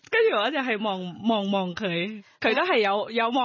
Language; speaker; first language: Cantonese; non-native, fluent; Thai